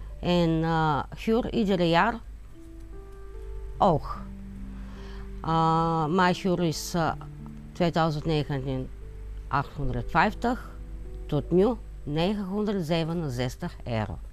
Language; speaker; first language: Dutch; non-native, learner; Bulgarian